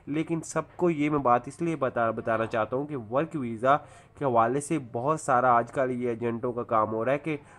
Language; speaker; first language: Urdu; native; Urdu